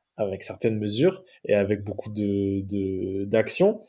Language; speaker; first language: French; native; French